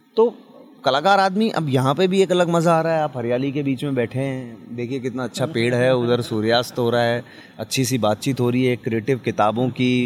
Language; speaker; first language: Hindi; native; Hindi